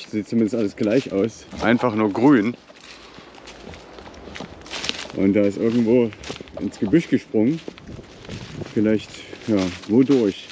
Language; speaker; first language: German; native; German